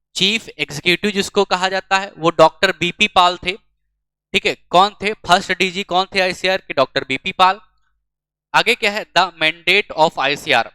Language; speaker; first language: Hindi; native; Hindi